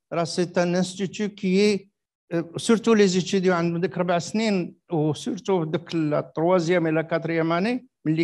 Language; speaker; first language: Arabic; native; Arabic